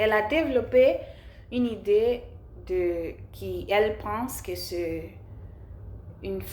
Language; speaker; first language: French; non-native, learner; English